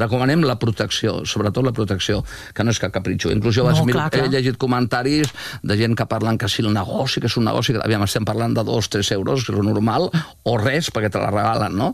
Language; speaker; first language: Catalan; native; Catalan